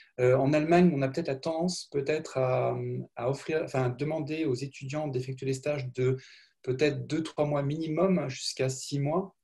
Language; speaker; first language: French; native; French